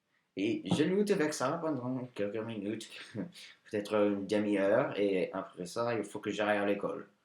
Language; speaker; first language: French; non-native, learner; English